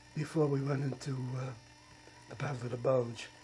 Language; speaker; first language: English; native; English